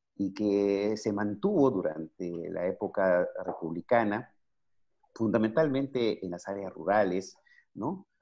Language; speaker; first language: Spanish; native; Spanish